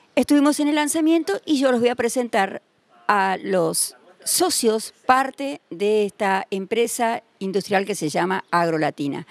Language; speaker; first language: Spanish; native; Spanish